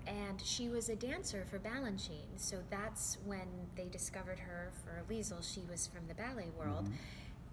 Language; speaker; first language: English; native; English